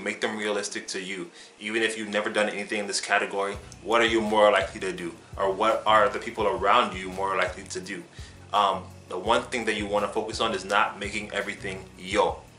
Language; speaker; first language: English; native; English